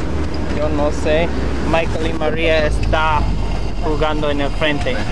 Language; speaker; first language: Spanish; non-native, learner; English